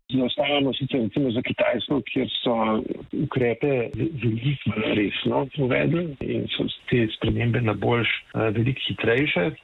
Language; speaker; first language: Slovenian; native; Slovenian